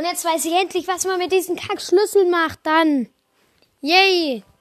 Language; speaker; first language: German; native; German